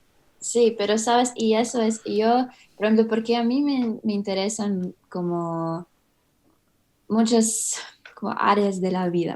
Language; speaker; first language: Spanish; early bilingual, heritage; English